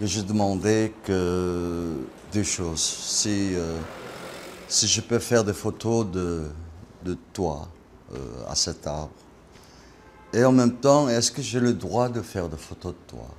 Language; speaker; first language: French; non-native, fluent; Korean